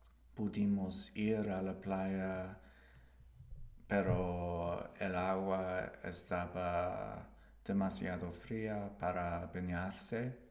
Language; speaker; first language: Spanish; non-native, learner; English